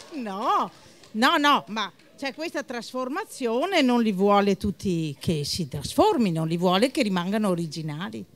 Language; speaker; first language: Italian; native; Italian